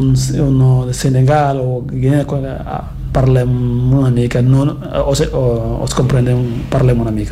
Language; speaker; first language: Catalan; non-native, fluent; Fula